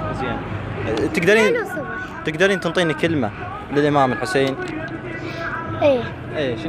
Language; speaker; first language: Arabic; native; Arabic